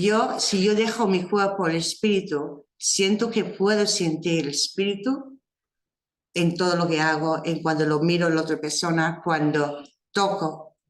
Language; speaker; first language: Spanish; non-native, fluent; English